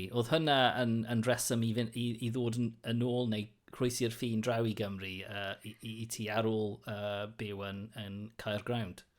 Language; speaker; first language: Welsh; non-native, local second language; English